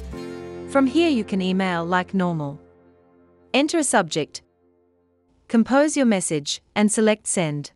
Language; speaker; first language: English; native; English